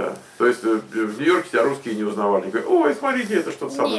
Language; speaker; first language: Russian; native; Russian